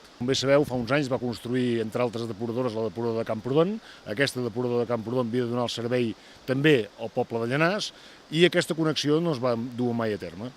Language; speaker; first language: Catalan; native; Catalan